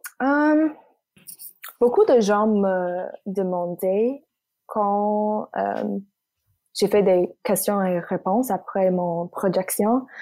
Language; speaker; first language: French; non-native, local second language; English